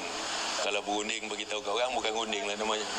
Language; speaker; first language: Malay; native; Malay